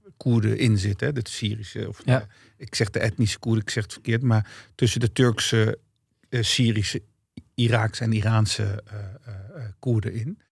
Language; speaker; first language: Dutch; early bilingual, other home language; Turkish